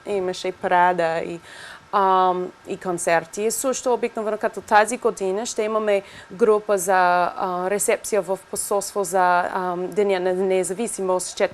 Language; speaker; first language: Bulgarian; non-native, learner; English